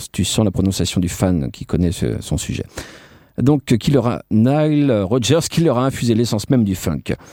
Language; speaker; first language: French; native; French